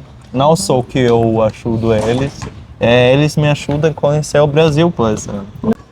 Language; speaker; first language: Portuguese; non-native, fluent; German